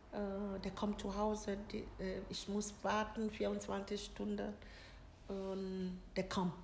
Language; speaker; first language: German; non-native, learner; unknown